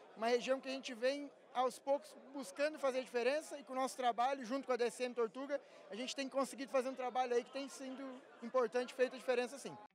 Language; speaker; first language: Portuguese; native; Portuguese